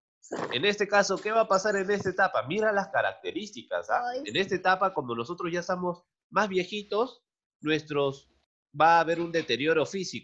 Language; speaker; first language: Spanish; native; Spanish